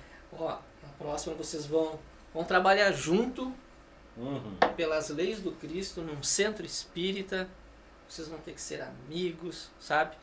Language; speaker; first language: Portuguese; native; Portuguese